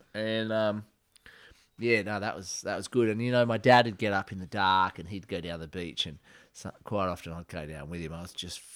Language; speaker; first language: English; native; English